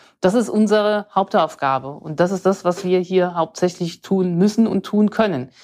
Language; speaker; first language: German; native; German